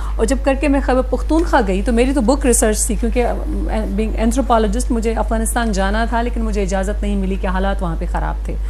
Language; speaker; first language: Urdu; non-native, local second language; Sindhi